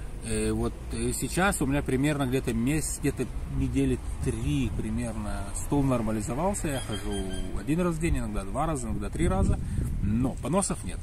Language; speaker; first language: Russian; native; Russian